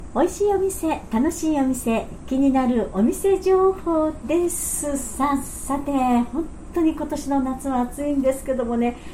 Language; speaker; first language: Japanese; native; Japanese